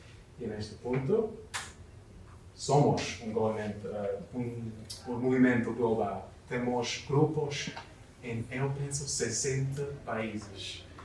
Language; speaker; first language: Portuguese; non-native, learner; English